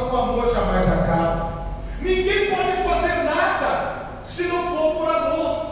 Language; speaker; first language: Portuguese; native; Portuguese